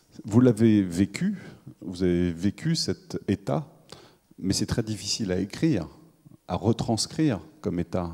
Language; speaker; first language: French; native; French